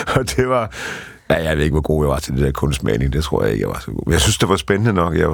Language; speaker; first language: Danish; early bilingual, other home language; Polish